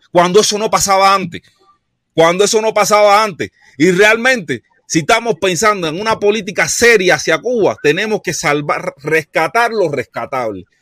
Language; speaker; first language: Spanish; native; Spanish